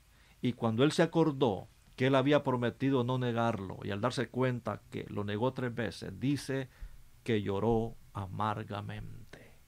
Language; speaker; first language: Spanish; native; Spanish